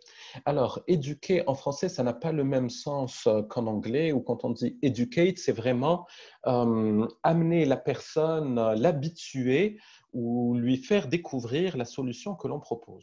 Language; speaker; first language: French; native; French